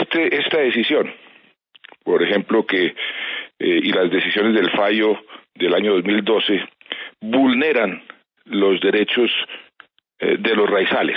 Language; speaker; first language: Spanish; native; Spanish